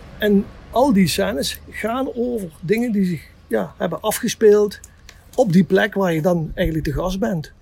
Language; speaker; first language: Dutch; native; Dutch